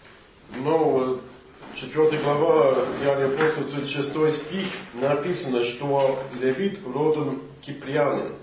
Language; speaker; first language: Russian; non-native, fluent; English